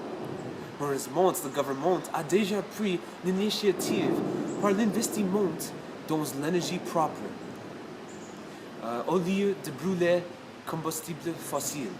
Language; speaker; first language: French; non-native, learner; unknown